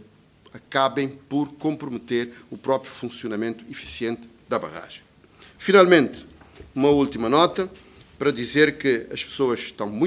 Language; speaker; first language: Portuguese; native; Portuguese